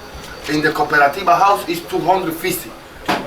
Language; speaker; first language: English; non-native, learner; Spanish